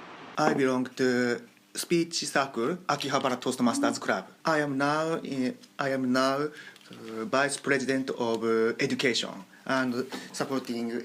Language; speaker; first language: English; non-native, learner; Japanese